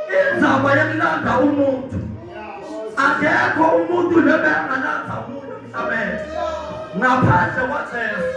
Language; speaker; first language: Zulu; non-native, local second language; Swati